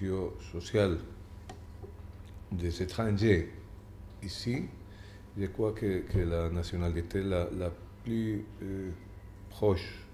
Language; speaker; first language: French; non-native, fluent; Spanish